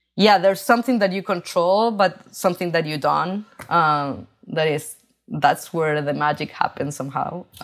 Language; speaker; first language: English; non-native, fluent; Spanish